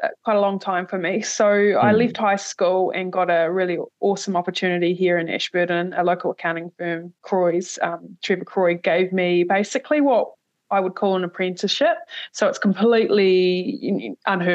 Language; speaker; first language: English; native; English